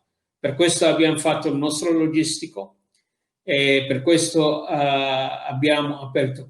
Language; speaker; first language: Italian; non-native, fluent; Arabic